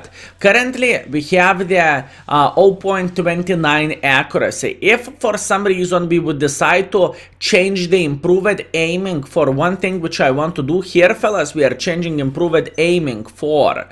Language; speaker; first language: English; non-native, fluent; Lithuanian